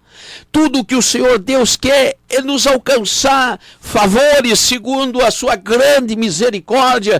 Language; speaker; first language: Portuguese; native; Portuguese